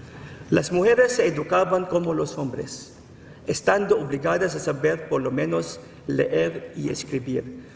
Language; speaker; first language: Spanish; non-native, fluent; Filipino